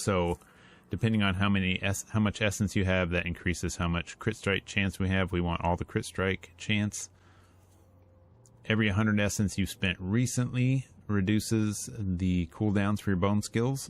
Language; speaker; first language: English; native; English